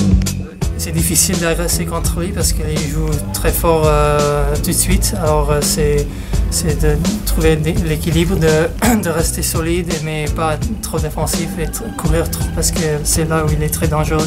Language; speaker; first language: French; non-native, fluent; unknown